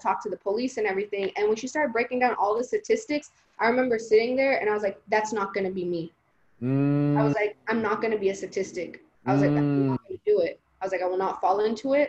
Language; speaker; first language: English; early bilingual, other home language; Spanish